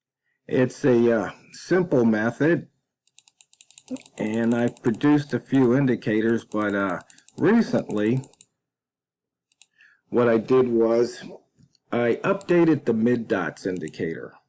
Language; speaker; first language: English; native; English